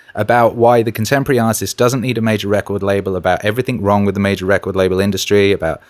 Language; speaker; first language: English; native; English